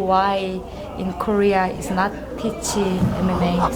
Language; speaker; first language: English; non-native, learner; Korean